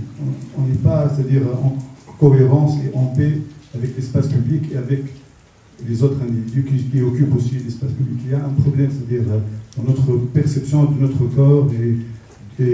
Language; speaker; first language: French; non-native, local second language; Arabic